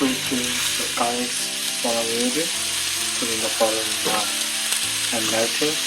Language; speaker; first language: English; non-native, learner; Korean